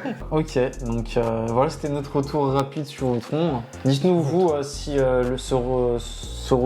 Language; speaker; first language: French; native; French